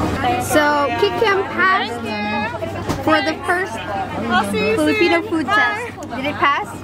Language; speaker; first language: English; non-native, local second language; Hiligaynon